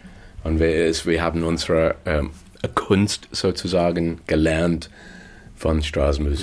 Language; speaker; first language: German; non-native, fluent; English